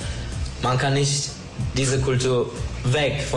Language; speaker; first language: German; non-native, learner; Turkish